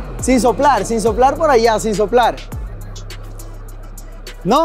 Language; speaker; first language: Spanish; native; Spanish